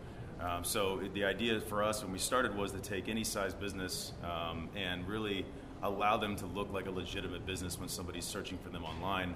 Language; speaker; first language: English; native; English